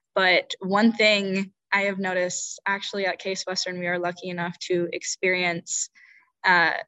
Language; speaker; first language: English; native; English